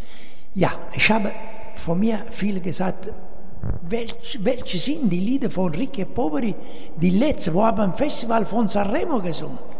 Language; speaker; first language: German; non-native, learner; Italian